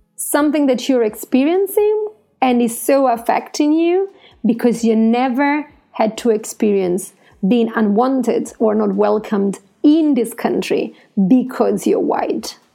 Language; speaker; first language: English; non-native, fluent; Italian